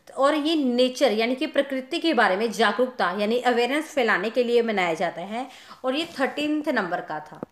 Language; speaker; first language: Hindi; non-native, local second language; Punjabi